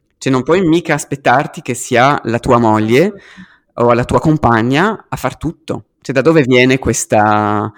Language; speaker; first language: Italian; early bilingual, heritage; French